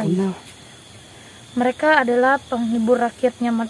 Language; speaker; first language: Indonesian; native; Indonesian